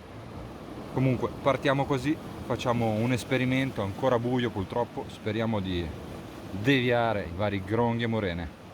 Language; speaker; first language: Italian; native; Italian